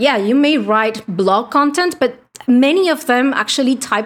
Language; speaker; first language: English; non-native, fluent; Spanish